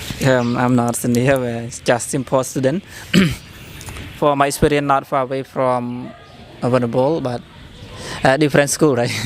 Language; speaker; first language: English; non-native, learner; Khmer